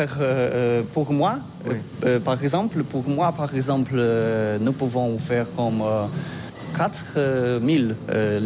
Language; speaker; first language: French; non-native, learner; Polish